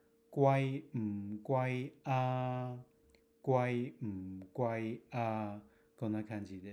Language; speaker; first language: Japanese; non-native, fluent; Cantonese